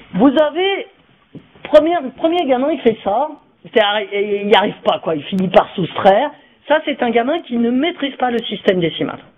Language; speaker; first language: French; native; French